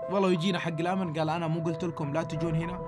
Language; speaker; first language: Arabic; native; Arabic